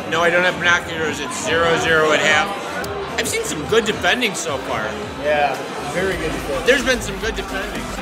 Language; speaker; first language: English; native; English